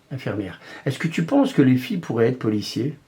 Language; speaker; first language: French; native; French